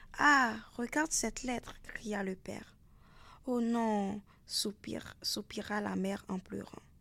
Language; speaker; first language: French; non-native, local second language; Haitian Creole